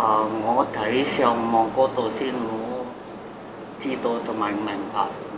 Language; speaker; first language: Cantonese; non-native, fluent; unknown